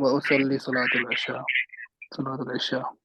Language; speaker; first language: Arabic; non-native, learner; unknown